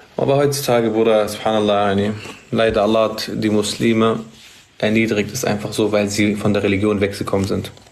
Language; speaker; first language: German; early bilingual, other home language; Arabic